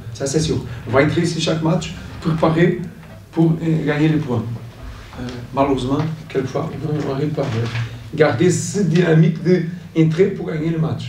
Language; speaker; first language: French; non-native, fluent; Portuguese